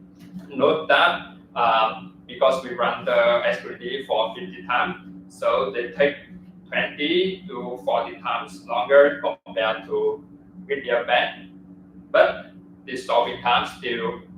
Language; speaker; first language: English; non-native, fluent; Vietnamese